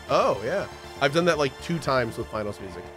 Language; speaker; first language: English; native; English